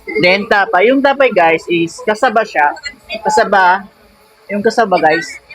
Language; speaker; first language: Filipino; non-native, local second language; Maranao